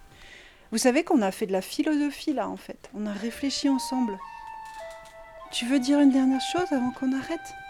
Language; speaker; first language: French; native; French